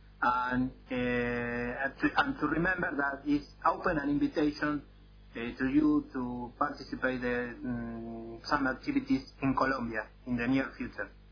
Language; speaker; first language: English; non-native, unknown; Spanish